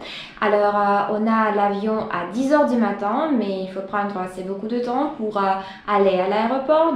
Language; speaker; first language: French; non-native, fluent; Russian